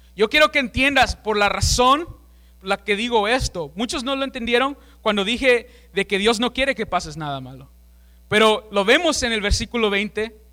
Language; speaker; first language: Spanish; early bilingual, heritage; Spanish